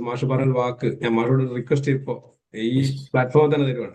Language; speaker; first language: Malayalam; native; Malayalam